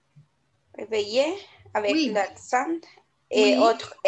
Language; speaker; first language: French; non-native, learner; Spanish